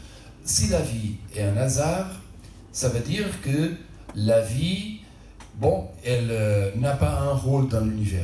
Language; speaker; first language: French; non-native, local second language; Portuguese